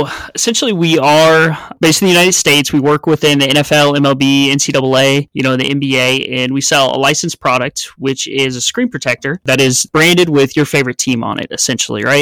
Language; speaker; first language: English; native; English